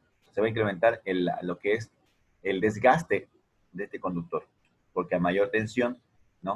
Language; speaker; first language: Spanish; native; Spanish